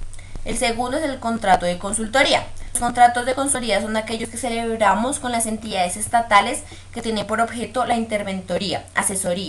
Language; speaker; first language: Spanish; native; Spanish